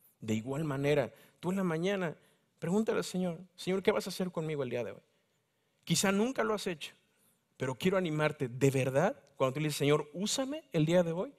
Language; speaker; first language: Spanish; native; Spanish